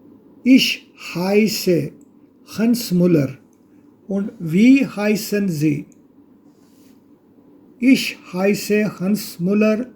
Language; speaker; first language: German; non-native, fluent; Urdu